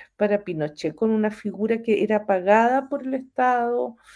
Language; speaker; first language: Spanish; native; Spanish